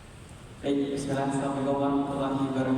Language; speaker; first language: Indonesian; native; Indonesian